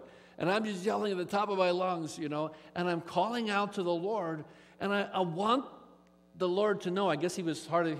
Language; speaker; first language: English; native; English